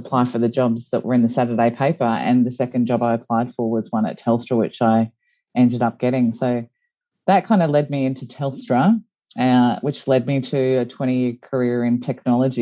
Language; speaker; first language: English; native; English